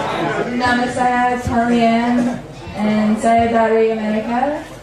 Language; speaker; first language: Indonesian; non-native, learner; English